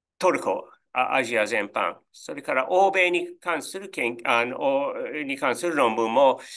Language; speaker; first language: Japanese; non-native, fluent; English